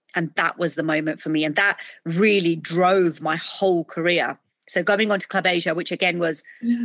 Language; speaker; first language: English; native; English